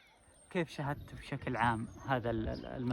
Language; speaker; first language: Arabic; native; Arabic